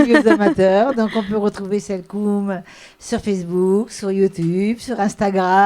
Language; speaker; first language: French; native; French